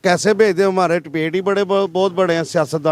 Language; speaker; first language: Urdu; non-native, local second language; Punjabi